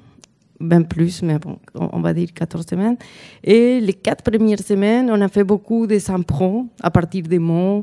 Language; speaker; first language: French; non-native, fluent; Spanish